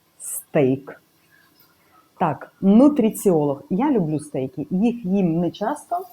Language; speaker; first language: Ukrainian; native; Ukrainian